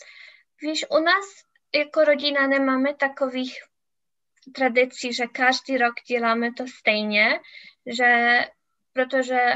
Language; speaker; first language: Czech; non-native, learner; English